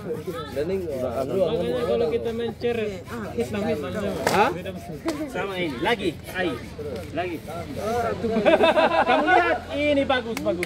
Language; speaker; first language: Indonesian; non-native, local second language; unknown